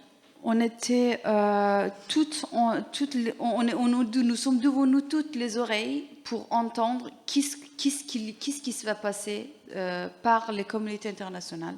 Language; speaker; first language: French; non-native, learner; Persian